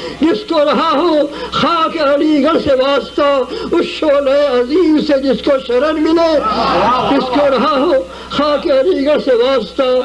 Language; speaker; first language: Urdu; native; Urdu